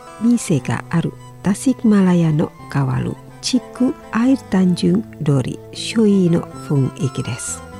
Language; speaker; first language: Japanese; non-native, learner; Indonesian